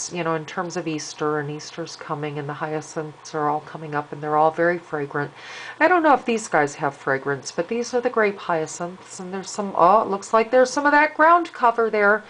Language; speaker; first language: English; native; English